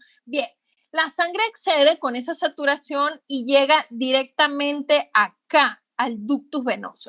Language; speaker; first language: Spanish; native; Spanish